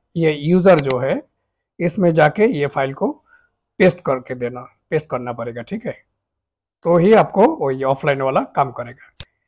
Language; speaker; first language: Hindi; non-native, fluent; Bangla